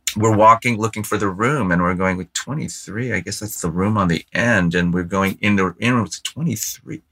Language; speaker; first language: English; native; English